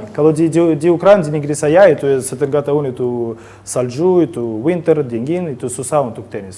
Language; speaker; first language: Indonesian; non-native, learner; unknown